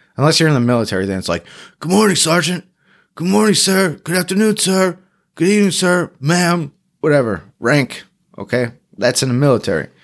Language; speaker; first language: English; native; English